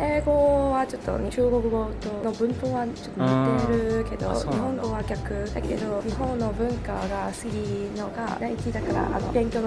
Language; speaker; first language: Japanese; non-native, learner; Chinese